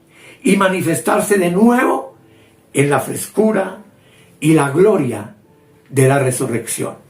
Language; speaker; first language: Spanish; native; Spanish